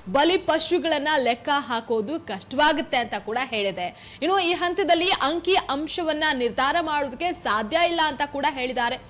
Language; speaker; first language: Kannada; native; Kannada